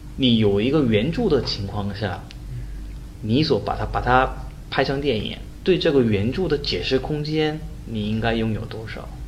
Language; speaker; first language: Chinese; non-native, fluent; Korean